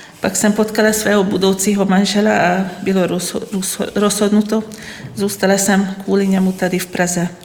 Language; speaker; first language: Czech; non-native, fluent; Hungarian